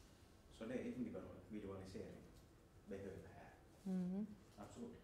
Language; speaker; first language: Swedish; non-native, local second language; Finnish